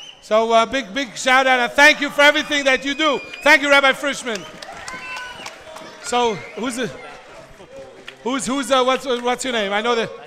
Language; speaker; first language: English; native; English